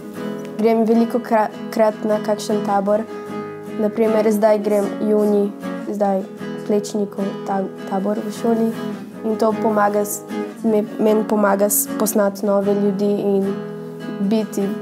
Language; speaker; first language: Slovenian; early bilingual, other home language; Portuguese